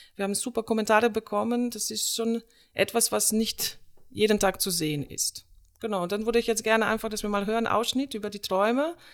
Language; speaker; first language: German; non-native, fluent; Slovenian